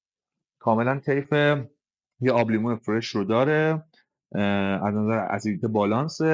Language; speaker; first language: Persian; native; Persian